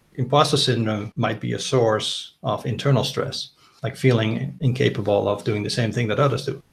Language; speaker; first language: English; non-native, fluent; Dutch